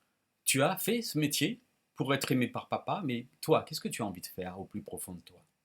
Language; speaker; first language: French; native; French